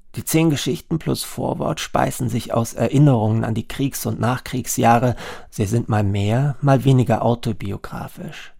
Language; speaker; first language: German; native; German